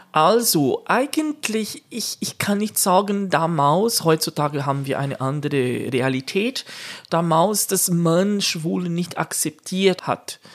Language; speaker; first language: German; non-native, fluent; Portuguese